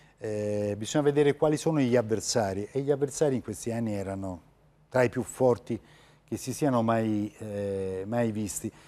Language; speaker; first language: Italian; native; Italian